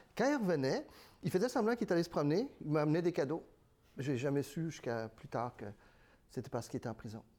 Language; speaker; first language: French; early bilingual, other home language; Spanish